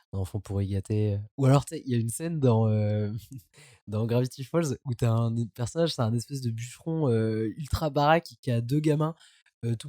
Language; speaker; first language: French; native; French